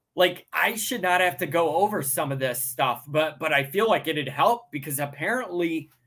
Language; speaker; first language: English; native; English